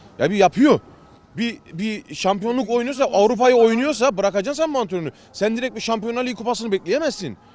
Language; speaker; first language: Turkish; early bilingual, heritage; Turkish